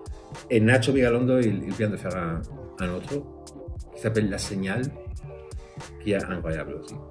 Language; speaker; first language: French; non-native, fluent; Spanish